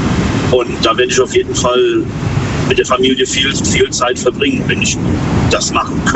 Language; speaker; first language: German; native; German